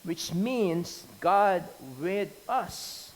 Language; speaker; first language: English; non-native, local second language; Filipino